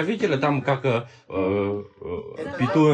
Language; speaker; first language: Russian; non-native, learner; Chinese